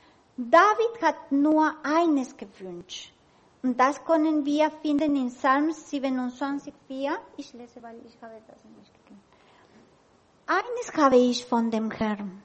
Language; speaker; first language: German; non-native, learner; Spanish